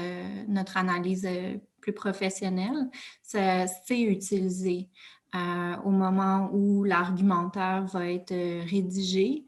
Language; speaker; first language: French; native; French